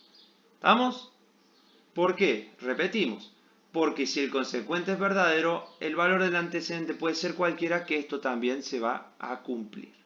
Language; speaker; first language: Spanish; native; Spanish